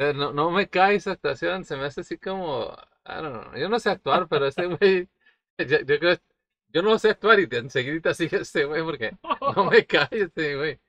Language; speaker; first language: Spanish; native; Spanish